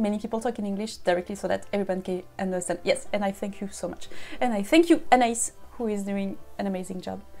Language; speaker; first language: English; non-native, fluent; French